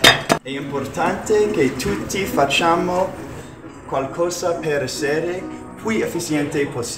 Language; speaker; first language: Italian; non-native, learner; English